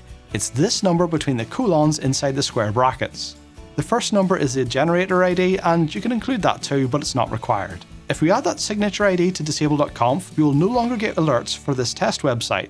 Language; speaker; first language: English; native; English